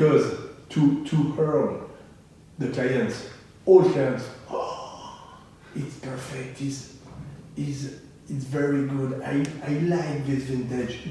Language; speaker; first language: English; non-native, learner; French